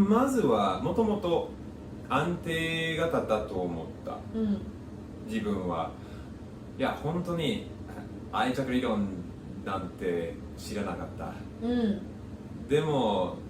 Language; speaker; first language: Japanese; non-native, fluent; English